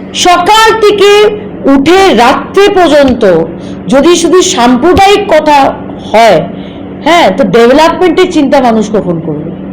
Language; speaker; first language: Bangla; native; Bangla